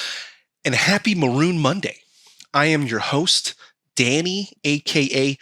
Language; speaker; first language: English; native; English